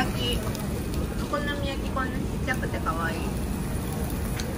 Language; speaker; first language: Japanese; native; Japanese